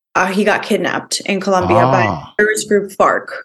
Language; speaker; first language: English; early bilingual, other home language; Spanish